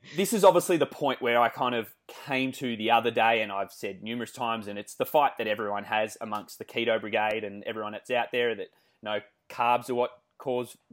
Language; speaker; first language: English; native; English